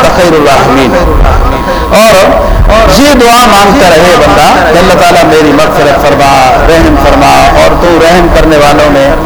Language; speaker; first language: Urdu; native; Urdu